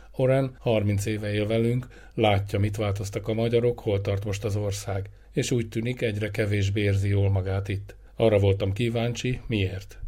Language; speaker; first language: Hungarian; native; Hungarian